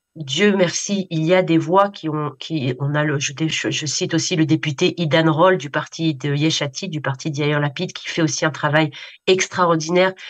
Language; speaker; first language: French; native; French